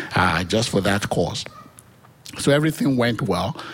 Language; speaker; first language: English; non-native, local second language; Yoruba